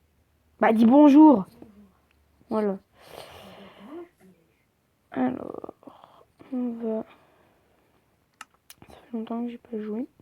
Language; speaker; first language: French; native; French